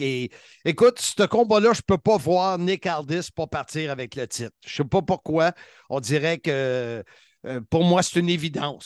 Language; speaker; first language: French; native; French